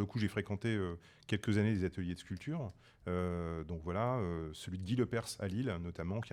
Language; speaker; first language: French; native; French